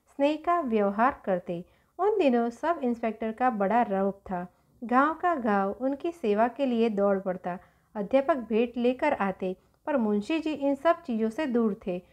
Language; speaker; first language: Hindi; non-native, local second language; Gujarati